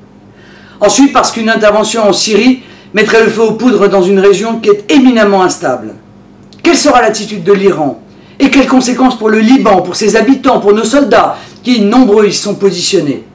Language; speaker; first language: French; native; French